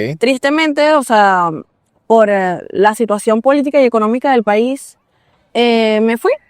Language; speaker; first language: Spanish; native; Spanish